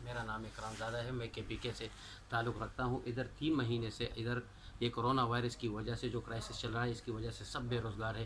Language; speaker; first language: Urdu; non-native, local second language; Pashto